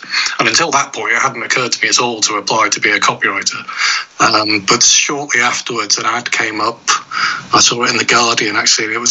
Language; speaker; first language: English; native; English